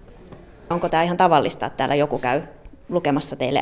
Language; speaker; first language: Finnish; native; Finnish